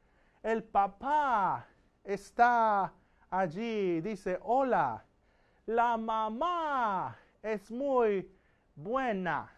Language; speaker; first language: Spanish; non-native, fluent; English